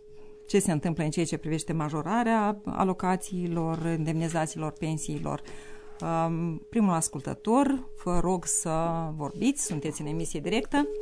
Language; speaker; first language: Romanian; native; Romanian